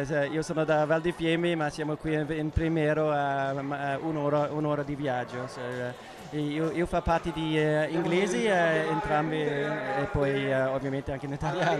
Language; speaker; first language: Italian; non-native, fluent; English